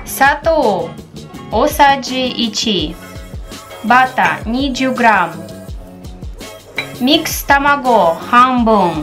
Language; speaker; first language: Japanese; non-native, learner; Russian